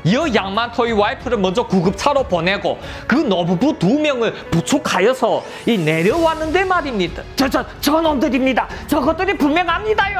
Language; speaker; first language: Korean; native; Korean